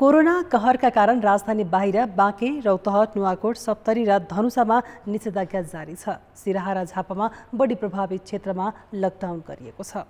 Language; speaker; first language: Nepali; native; Nepali